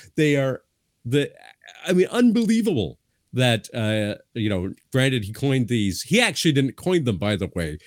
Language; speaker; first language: English; native; English